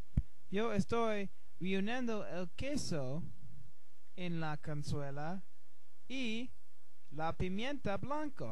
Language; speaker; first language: Spanish; non-native, learner; English